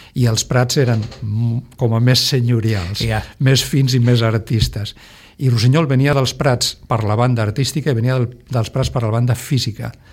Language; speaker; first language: Catalan; non-native, local second language; Spanish